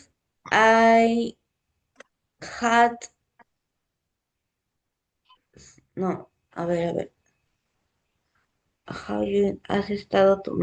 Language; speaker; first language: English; non-native, learner; Spanish